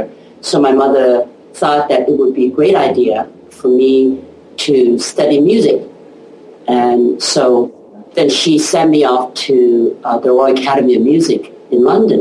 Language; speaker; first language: English; non-native, local second language; Cantonese